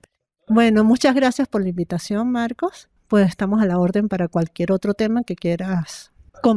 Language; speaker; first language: Spanish; native; Spanish